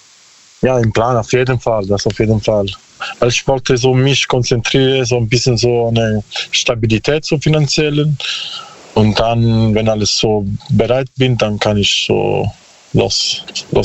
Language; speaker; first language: German; non-native, learner; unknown